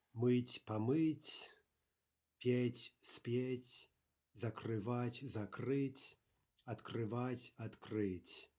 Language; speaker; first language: Russian; non-native, fluent; English